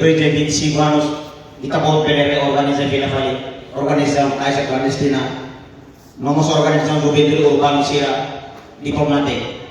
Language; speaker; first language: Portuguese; non-native, local second language; Tetum